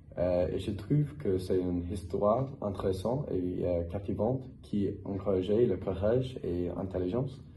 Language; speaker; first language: French; non-native, fluent; English